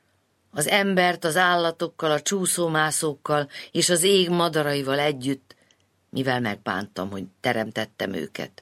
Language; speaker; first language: Hungarian; native; Hungarian